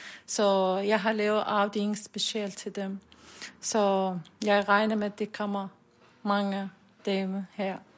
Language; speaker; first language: Danish; non-native, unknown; Arabic